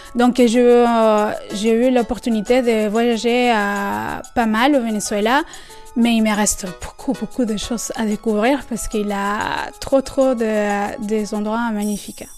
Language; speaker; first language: French; non-native, fluent; Spanish